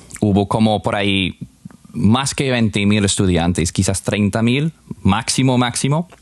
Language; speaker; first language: Spanish; non-native, fluent; English